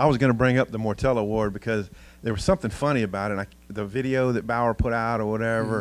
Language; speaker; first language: English; native; English